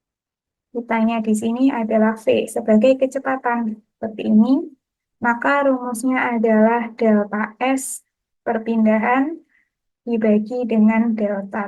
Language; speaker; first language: Indonesian; native; Indonesian